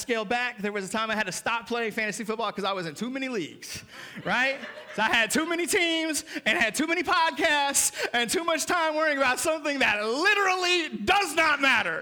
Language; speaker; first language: English; native; English